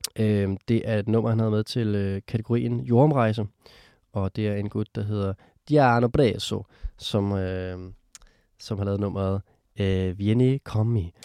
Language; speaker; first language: Danish; native; Danish